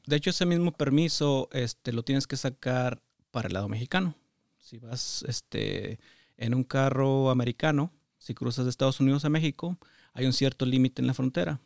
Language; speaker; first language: Spanish; native; Spanish